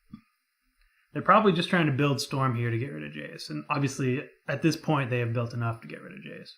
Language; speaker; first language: English; native; English